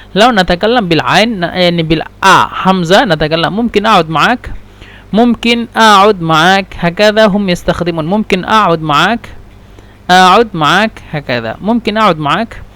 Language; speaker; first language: Egyptian Arabic; non-native, learner; Bangla